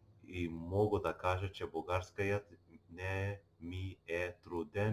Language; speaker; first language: Bulgarian; non-native, learner; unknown